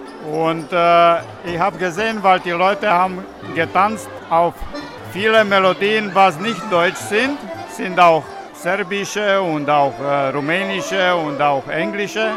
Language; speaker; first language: German; non-native, local second language; Romanian